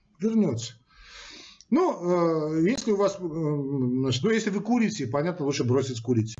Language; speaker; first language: Russian; non-native, local second language; Armenian